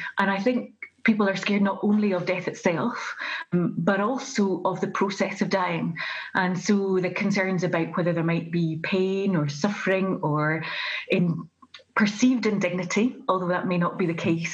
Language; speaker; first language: English; native; English